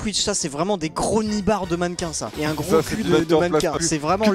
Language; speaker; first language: French; native; French